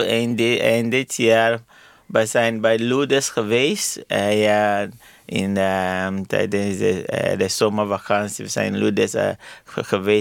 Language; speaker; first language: Dutch; non-native, learner; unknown